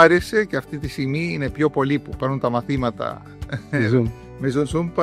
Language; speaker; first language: Greek; early bilingual, heritage; Greek